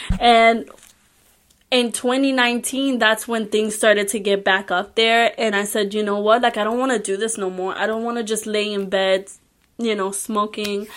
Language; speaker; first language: English; early bilingual, other home language; Spanish